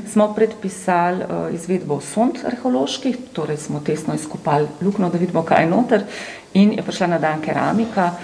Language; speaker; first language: Slovenian; native; Slovenian